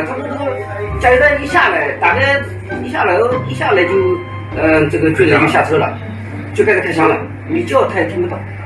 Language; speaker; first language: Chinese; native; Chinese